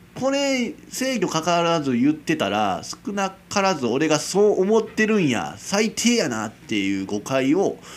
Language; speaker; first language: Japanese; native; Japanese